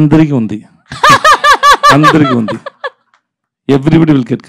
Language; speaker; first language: Telugu; non-native, local second language; Tamil